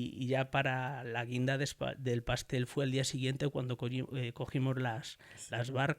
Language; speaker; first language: Spanish; native; Spanish